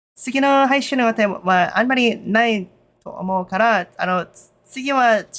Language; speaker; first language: Japanese; non-native, learner; English